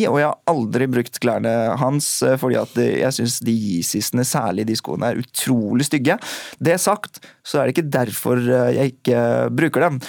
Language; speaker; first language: Norwegian; early bilingual, other home language; Urdu